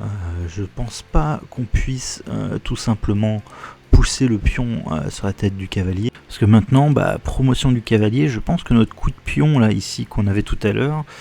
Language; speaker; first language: French; native; French